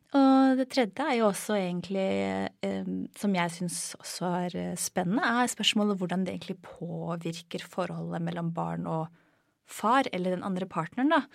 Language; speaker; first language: Norwegian; non-native, fluent; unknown